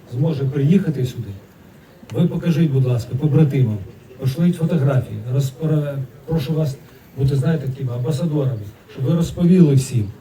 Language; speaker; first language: Ukrainian; non-native, local second language; Russian